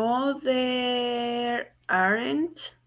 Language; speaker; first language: English; non-native, learner; Spanish